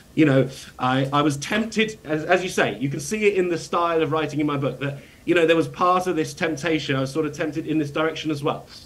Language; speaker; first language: English; native; English